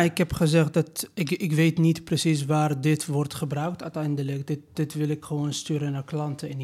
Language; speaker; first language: Dutch; non-native, fluent; Persian